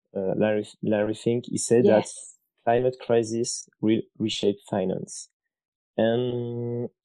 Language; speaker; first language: English; non-native, fluent; French